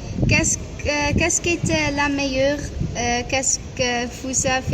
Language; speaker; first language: French; non-native, learner; Dutch